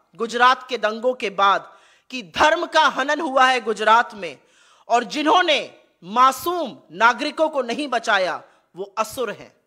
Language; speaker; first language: Hindi; native; Hindi